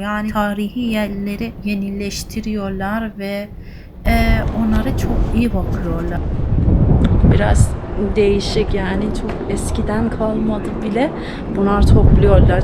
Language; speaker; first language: Turkish; non-native, fluent; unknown